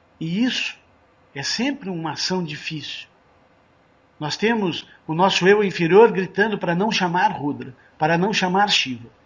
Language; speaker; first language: Portuguese; native; Portuguese